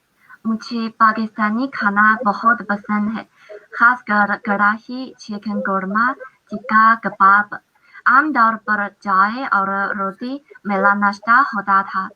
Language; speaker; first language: Hindi; non-native, fluent; Chinese